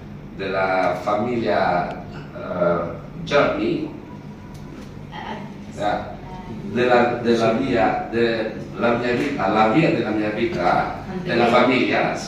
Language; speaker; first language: Italian; non-native, learner; Indonesian